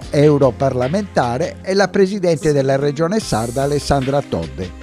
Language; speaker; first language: Italian; native; Italian